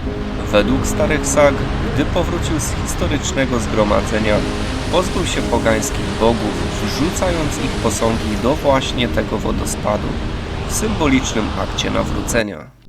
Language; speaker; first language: Polish; native; Polish